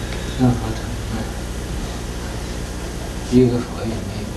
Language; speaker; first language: Chinese; native; Chinese